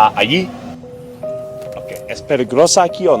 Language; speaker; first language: Spanish; non-native, learner; English